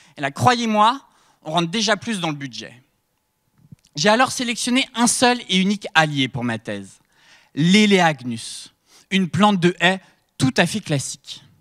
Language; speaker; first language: French; native; French